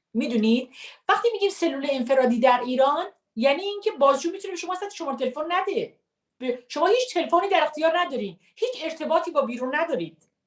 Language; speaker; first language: Persian; native; Persian